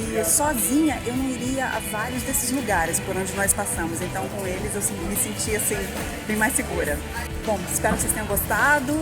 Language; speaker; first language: Portuguese; native; Portuguese